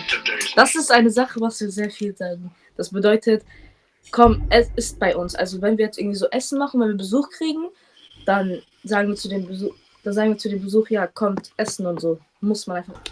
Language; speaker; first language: German; early bilingual, other home language; Kurdish